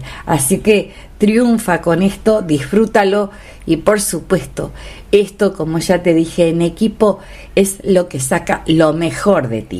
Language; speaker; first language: Spanish; native; Spanish